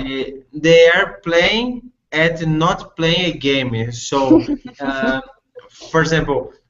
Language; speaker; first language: English; non-native, learner; Portuguese